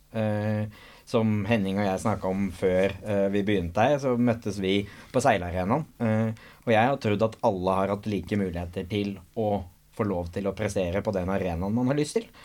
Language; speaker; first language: Norwegian; native; Norwegian